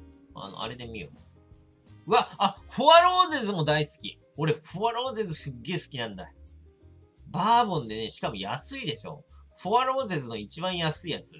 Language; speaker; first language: Japanese; native; Japanese